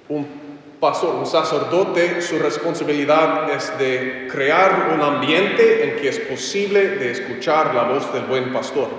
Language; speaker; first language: Spanish; non-native, fluent; English